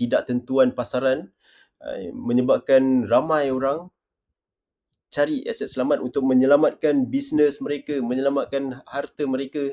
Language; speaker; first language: Malay; native; Malay